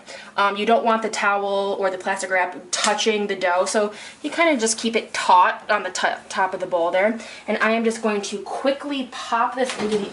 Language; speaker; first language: English; native; English